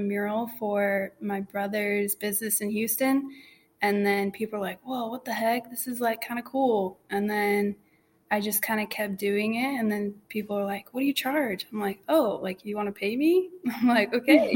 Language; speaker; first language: English; native; English